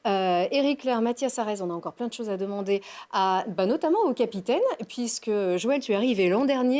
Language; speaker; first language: French; native; French